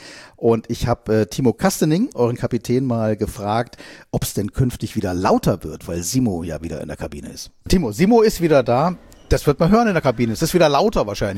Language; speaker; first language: German; native; German